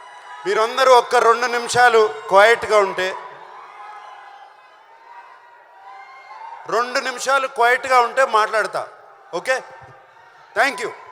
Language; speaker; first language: Telugu; native; Telugu